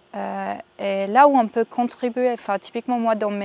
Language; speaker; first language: French; non-native, fluent; Arabic